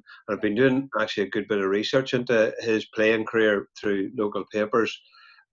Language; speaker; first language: English; native; English